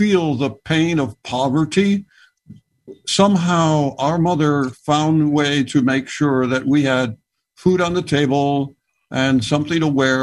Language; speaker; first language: English; native; English